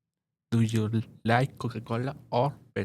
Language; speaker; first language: English; non-native, learner; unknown